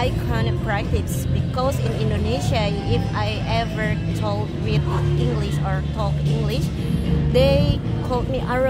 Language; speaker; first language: English; non-native, learner; Indonesian